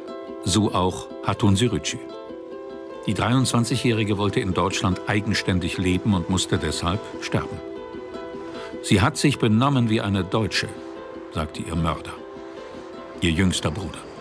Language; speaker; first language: German; native; German